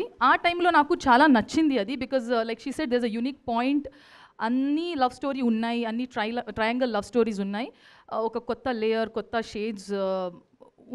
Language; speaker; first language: Telugu; non-native, fluent; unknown